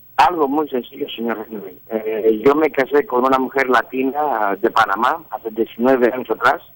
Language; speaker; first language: Spanish; non-native, fluent; Greek